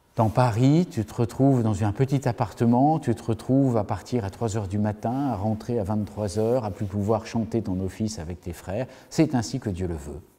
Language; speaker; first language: French; native; French